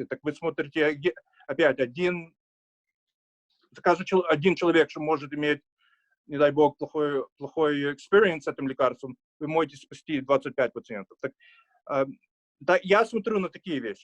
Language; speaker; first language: Russian; early bilingual, heritage; Russian